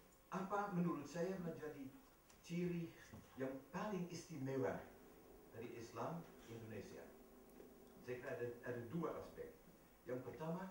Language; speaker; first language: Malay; non-native, fluent; Dutch